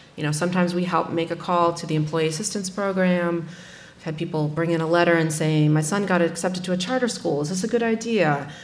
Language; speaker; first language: English; native; English